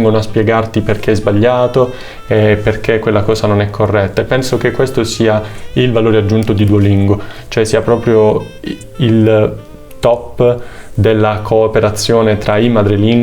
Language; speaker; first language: Italian; native; Italian